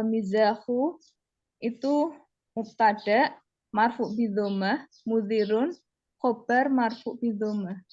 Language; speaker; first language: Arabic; non-native, learner; Indonesian